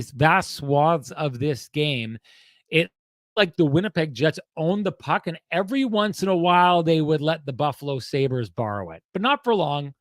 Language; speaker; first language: English; native; English